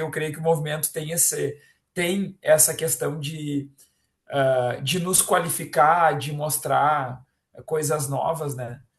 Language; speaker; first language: Portuguese; native; Portuguese